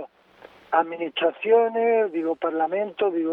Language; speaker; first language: Spanish; native; Spanish